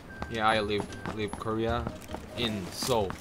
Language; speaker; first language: English; non-native, learner; Korean